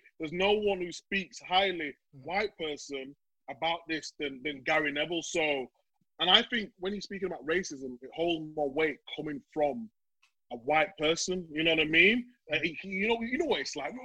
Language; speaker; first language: English; native; English